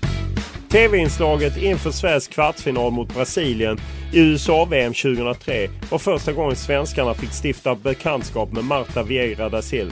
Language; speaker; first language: Swedish; native; Swedish